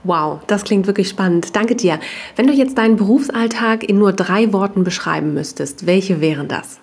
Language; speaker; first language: German; native; German